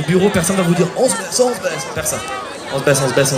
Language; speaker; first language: French; native; French